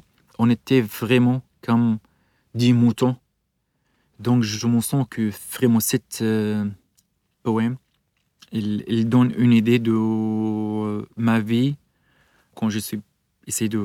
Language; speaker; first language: French; non-native, learner; Arabic